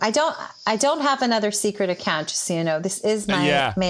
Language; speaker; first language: English; non-native, fluent; Hebrew